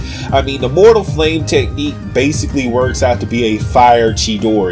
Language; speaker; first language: English; native; English